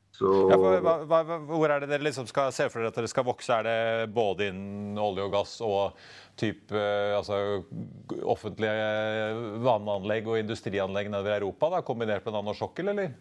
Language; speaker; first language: Norwegian; native; Norwegian